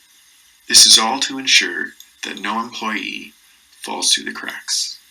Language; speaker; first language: English; native; English